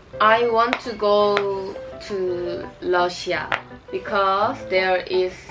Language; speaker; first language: English; non-native, learner; Korean